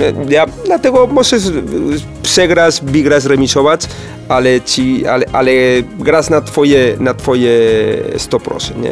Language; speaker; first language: Polish; non-native, fluent; Spanish